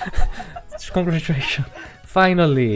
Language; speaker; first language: English; non-native, learner; Korean